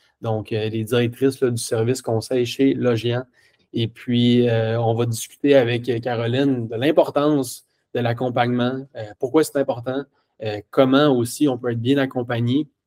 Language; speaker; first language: French; native; French